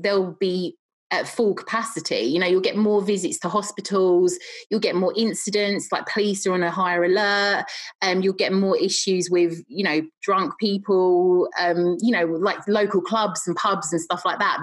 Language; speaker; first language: English; native; English